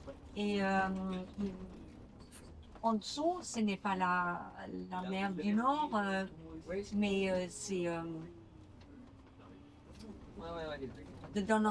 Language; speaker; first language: French; non-native, fluent; English